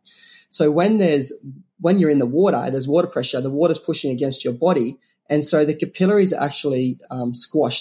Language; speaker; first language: English; native; English